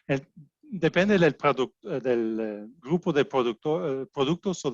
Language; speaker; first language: Spanish; non-native, fluent; French